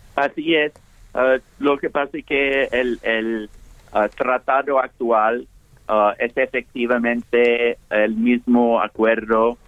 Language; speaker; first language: Spanish; non-native, fluent; English